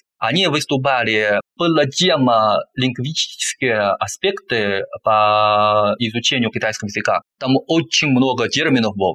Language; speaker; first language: Russian; non-native, fluent; Chinese